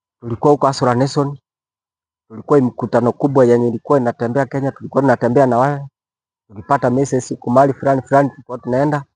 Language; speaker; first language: Swahili; non-native, local second language; Gusii